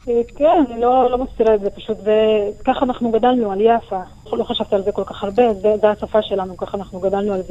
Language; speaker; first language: Hebrew; non-native, local second language; Arabic